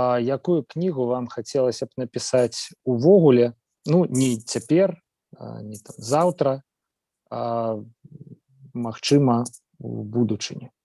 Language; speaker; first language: Belarusian; non-native, local second language; Russian